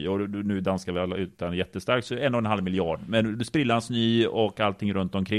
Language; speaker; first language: Swedish; native; Swedish